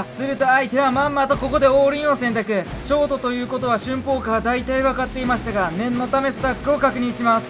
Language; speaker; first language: Japanese; native; Japanese